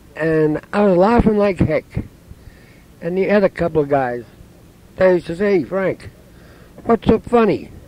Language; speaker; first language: English; native; English